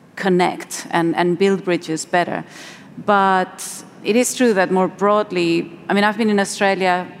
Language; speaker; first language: English; non-native, fluent; Spanish